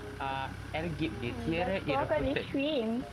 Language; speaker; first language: German; non-native, learner; Malay